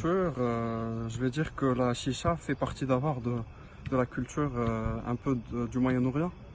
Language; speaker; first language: French; non-native, local second language; Arabic